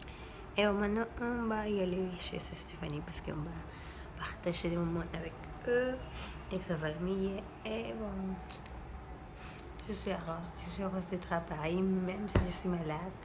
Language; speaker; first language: French; non-native, learner; Spanish